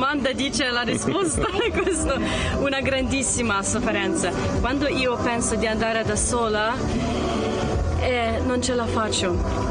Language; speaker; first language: Italian; non-native, learner; Ukrainian